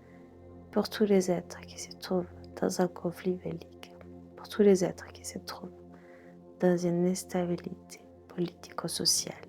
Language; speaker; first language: French; non-native, fluent; Spanish